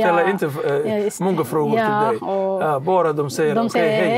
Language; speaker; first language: Swedish; non-native, learner; Somali